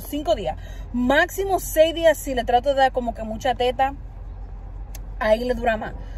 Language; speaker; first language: Spanish; early bilingual, other home language; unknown